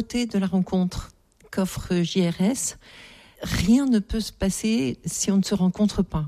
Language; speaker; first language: French; native; French